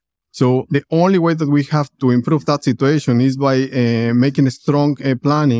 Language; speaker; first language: English; non-native, fluent; Spanish